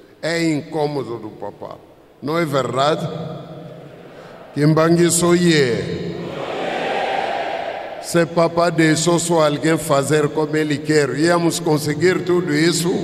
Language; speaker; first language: Portuguese; non-native, fluent; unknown